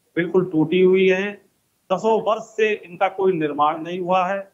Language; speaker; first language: Hindi; native; Hindi